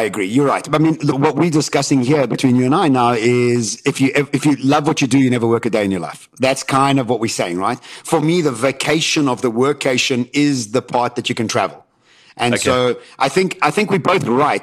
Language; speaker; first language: English; native; English